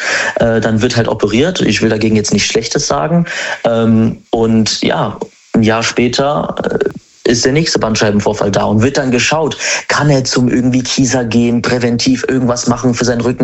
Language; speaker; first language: German; native; German